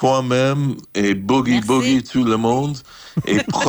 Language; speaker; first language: French; non-native, fluent; English